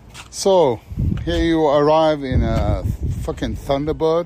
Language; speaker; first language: English; non-native, fluent; Norwegian